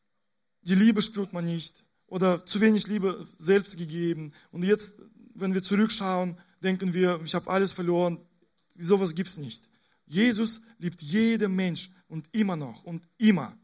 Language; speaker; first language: German; non-native, fluent; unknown